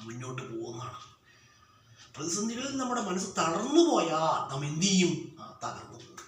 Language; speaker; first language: Malayalam; native; Malayalam